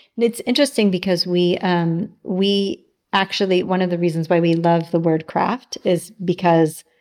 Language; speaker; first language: English; native; English